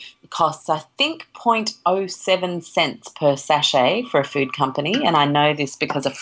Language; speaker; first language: English; native; English